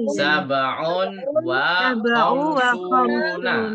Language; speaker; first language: Arabic; non-native, learner; Indonesian